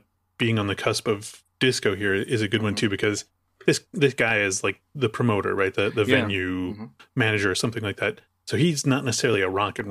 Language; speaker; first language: English; native; English